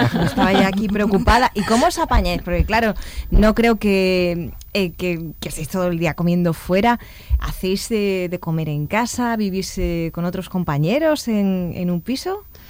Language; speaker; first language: Spanish; native; Spanish